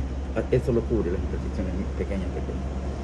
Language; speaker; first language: Spanish; native; Spanish